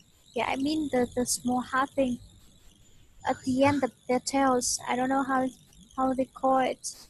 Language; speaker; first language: English; non-native, fluent; Vietnamese